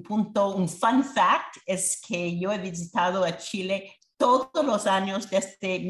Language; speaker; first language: Spanish; non-native, fluent; English